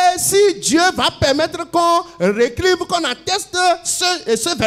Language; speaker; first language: French; non-native, local second language; Ewe